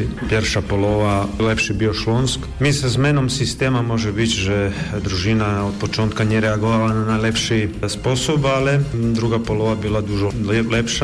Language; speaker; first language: Polish; non-native, learner; Croatian